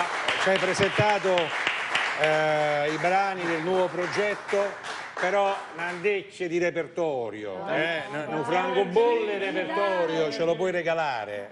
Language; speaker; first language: Italian; native; Italian